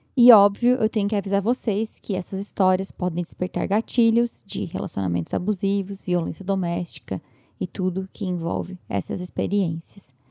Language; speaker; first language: Portuguese; native; Portuguese